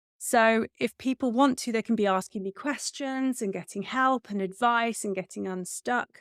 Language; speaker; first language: English; native; English